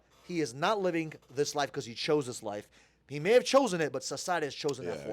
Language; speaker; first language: English; native; English